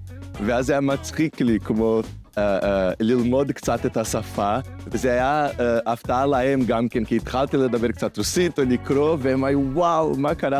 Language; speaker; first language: Hebrew; non-native, learner; Portuguese